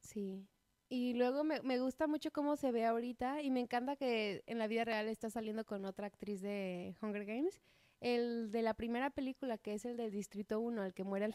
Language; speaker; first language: Spanish; native; Spanish